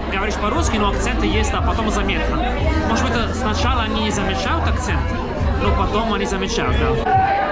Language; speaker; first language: Russian; non-native, fluent; Italian